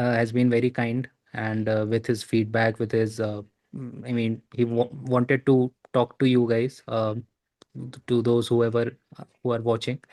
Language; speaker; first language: English; non-native, local second language; Hindi